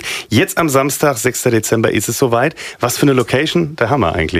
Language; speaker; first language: German; native; German